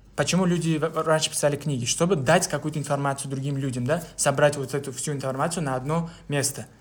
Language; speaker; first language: Russian; non-native, local second language; Uzbek